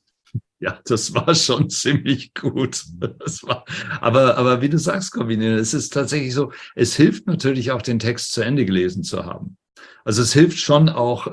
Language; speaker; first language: German; native; German